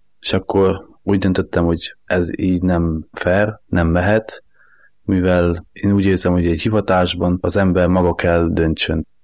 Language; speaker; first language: Hungarian; native; Hungarian